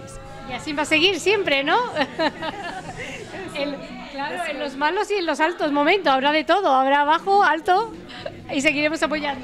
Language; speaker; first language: Spanish; native; Spanish